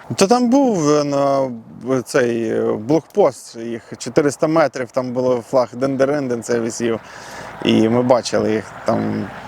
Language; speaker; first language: Ukrainian; non-native, local second language; Russian